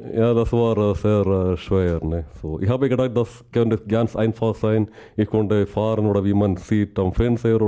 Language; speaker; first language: German; non-native, learner; Malayalam